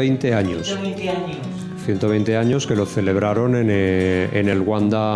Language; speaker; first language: Spanish; native; Spanish